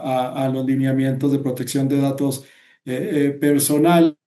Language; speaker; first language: Spanish; native; Spanish